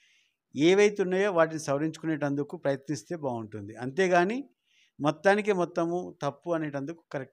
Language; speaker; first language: Telugu; native; Telugu